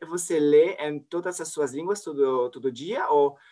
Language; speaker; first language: Portuguese; non-native, fluent; French